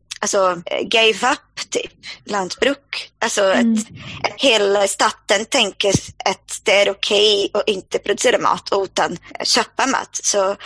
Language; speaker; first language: Swedish; non-native, fluent; Portuguese